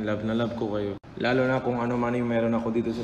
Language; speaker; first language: Filipino; non-native, fluent; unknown